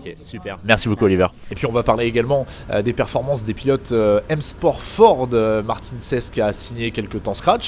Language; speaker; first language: French; native; French